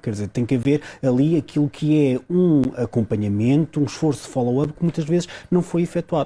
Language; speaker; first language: Portuguese; native; Portuguese